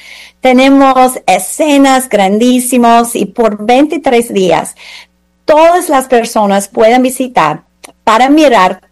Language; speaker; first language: Spanish; non-native, fluent; English